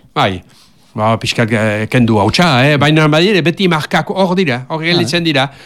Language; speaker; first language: Basque; native; Basque